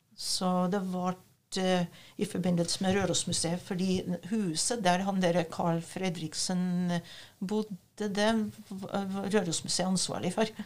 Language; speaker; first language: Norwegian; non-native, fluent; French